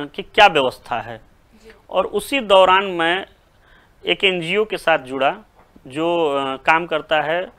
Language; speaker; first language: Hindi; native; Hindi